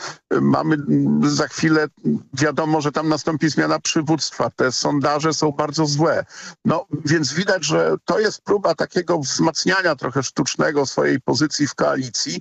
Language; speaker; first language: Polish; native; Polish